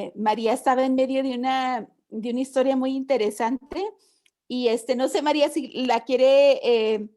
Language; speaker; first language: Spanish; early bilingual, heritage; Spanish